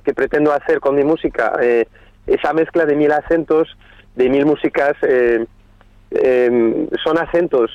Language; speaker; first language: Spanish; non-native, fluent; French